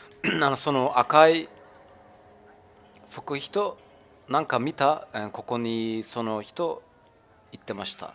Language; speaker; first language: Japanese; non-native, learner; German